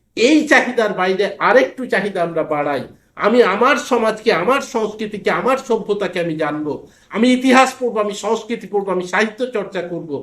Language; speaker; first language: Bangla; native; Bangla